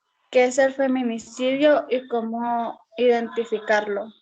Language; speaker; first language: Spanish; native; Spanish